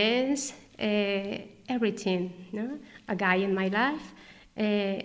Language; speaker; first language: English; non-native, learner; Spanish